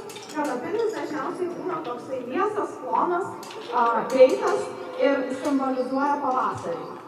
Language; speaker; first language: Lithuanian; early bilingual, heritage; Lithuanian